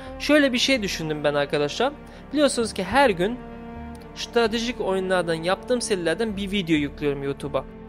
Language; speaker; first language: Turkish; early bilingual, heritage; Turkish